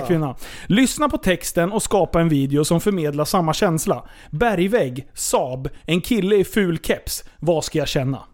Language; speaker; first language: Swedish; native; Swedish